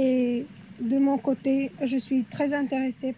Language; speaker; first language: French; non-native, fluent; Persian